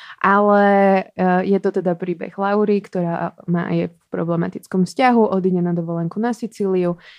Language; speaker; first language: Slovak; native; Slovak